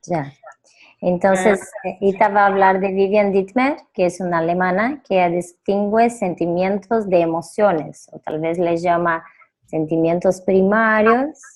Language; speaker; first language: Spanish; non-native, fluent; Portuguese